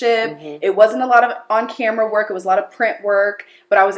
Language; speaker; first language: English; early bilingual, other home language; Amharic